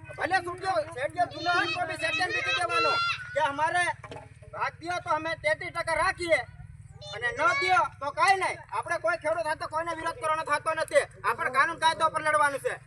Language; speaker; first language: Gujarati; non-native, local second language; Bhili